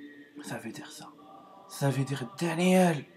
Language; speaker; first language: French; non-native, learner; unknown